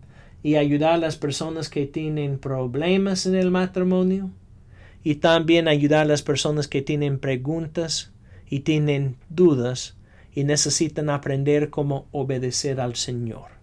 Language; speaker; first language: Spanish; non-native, fluent; English